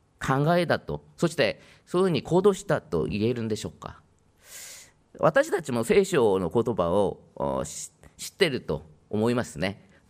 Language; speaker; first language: Japanese; non-native, fluent; Korean